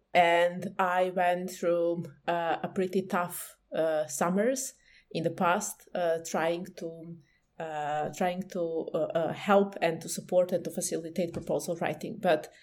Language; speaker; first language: English; non-native, fluent; Serbian